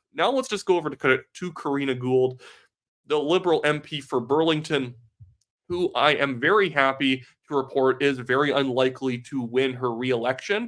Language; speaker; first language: English; native; English